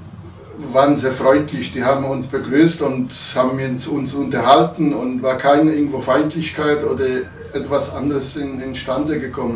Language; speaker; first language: German; non-native, local second language; Polish